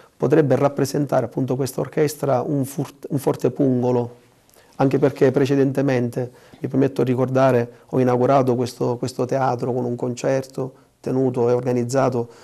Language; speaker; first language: Italian; native; Italian